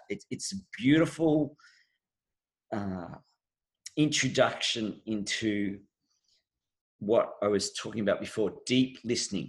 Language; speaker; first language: English; native; English